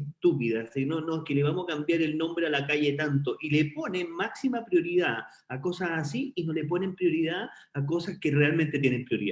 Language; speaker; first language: Spanish; native; Spanish